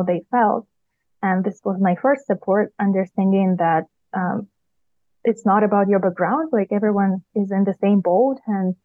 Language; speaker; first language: English; non-native, fluent; Ukrainian